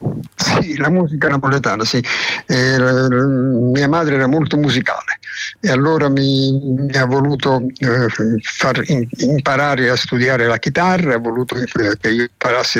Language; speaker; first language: Italian; native; Italian